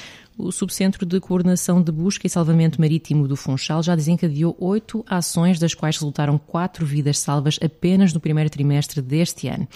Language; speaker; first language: Portuguese; native; Portuguese